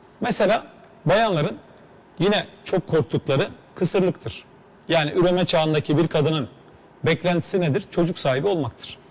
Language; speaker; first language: Turkish; native; Turkish